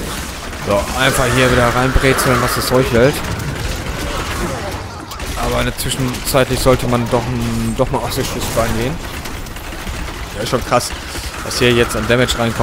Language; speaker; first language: German; native; German